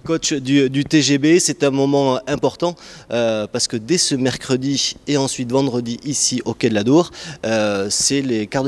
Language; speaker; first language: French; native; French